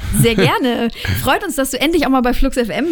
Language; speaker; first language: German; native; German